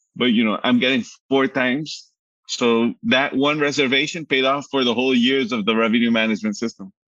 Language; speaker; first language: English; early bilingual, other home language; Spanish